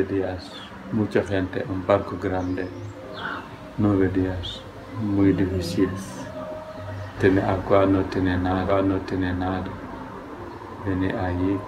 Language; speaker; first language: Spanish; non-native, learner; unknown